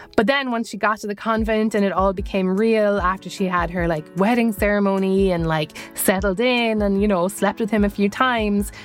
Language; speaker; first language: English; native; English